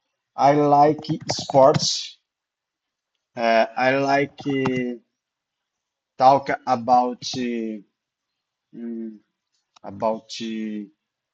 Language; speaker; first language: English; non-native, learner; Portuguese